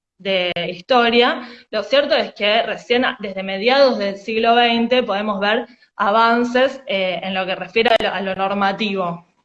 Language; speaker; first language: Spanish; native; Spanish